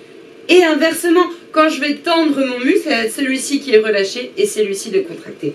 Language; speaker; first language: French; native; French